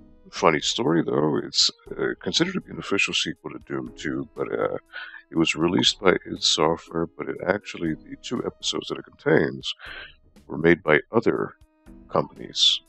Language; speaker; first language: English; native; English